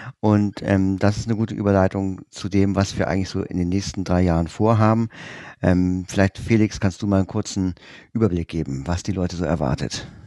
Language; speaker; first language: German; native; German